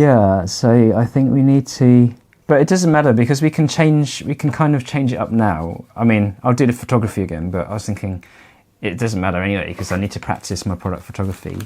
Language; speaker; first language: English; native; English